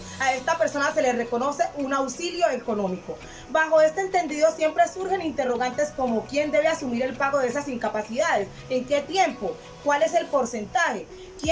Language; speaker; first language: Spanish; native; Spanish